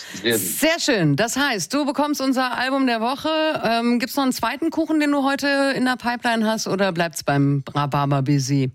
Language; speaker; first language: German; native; German